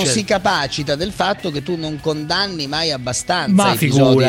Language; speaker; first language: Italian; native; Italian